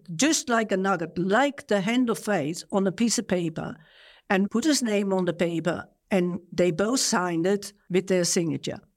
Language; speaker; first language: English; non-native, fluent; Dutch